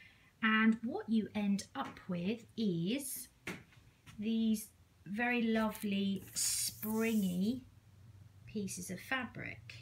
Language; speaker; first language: English; native; English